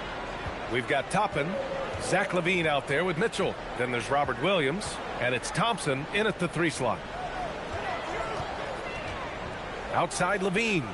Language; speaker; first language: English; native; English